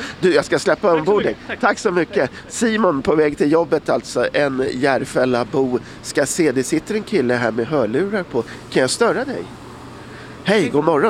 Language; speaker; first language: Swedish; native; Swedish